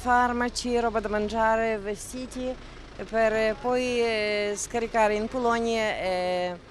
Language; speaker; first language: Italian; non-native, fluent; Ukrainian